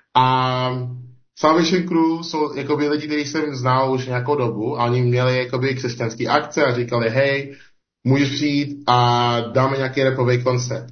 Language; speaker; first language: Czech; non-native, fluent; English